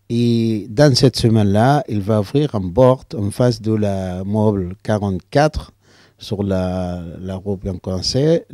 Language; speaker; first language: French; non-native, learner; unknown